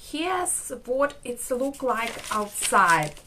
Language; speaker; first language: English; non-native, fluent; Ukrainian